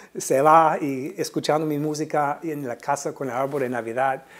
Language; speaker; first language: Spanish; non-native, fluent; English